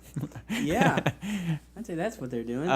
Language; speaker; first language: English; native; English